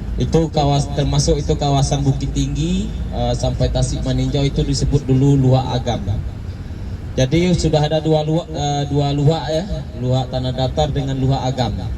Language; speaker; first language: Malay; non-native, local second language; Minangkabau